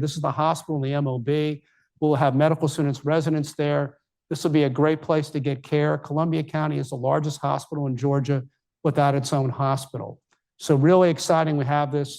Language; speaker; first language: English; native; English